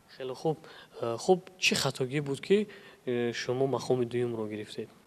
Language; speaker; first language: Tajik; native; Tajik